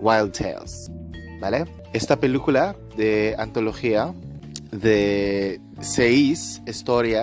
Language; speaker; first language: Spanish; non-native, fluent; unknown